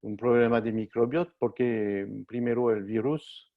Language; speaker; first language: Spanish; non-native, learner; French